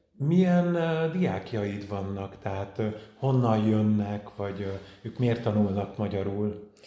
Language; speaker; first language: Hungarian; native; Hungarian